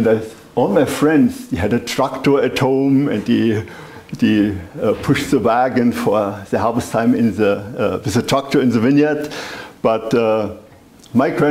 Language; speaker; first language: English; non-native, fluent; German